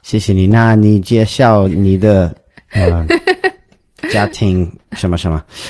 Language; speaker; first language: Chinese; non-native, learner; English